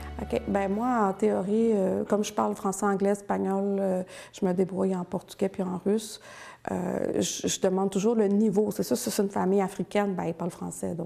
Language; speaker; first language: French; native; French